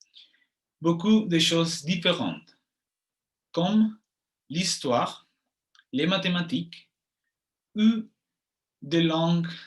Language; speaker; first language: French; non-native, fluent; Spanish